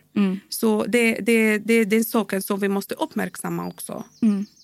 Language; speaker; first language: Swedish; non-native, fluent; Arabic